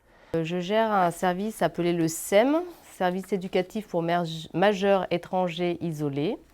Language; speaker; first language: French; native; French